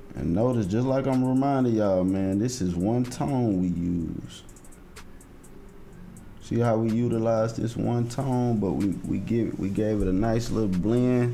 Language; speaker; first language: English; native; English